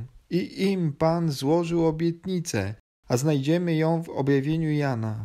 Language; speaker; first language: Polish; native; Polish